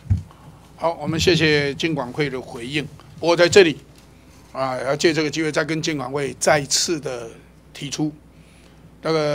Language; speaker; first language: Chinese; native; Chinese